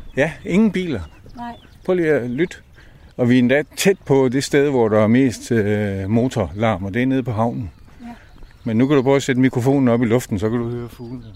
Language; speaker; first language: Danish; native; Danish